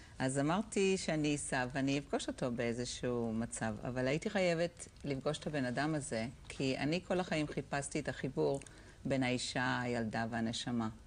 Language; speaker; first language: Hebrew; native; Hebrew